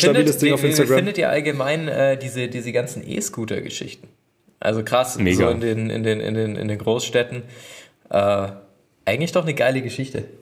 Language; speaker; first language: German; native; German